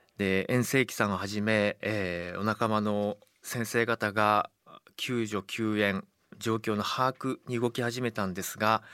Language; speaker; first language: Japanese; native; Japanese